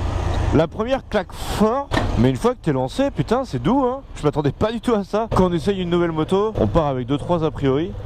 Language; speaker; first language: French; native; French